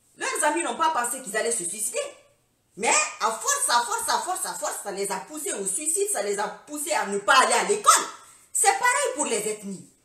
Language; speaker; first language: French; non-native, local second language; Fula